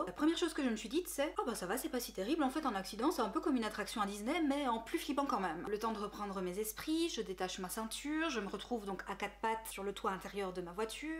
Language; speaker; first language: French; native; French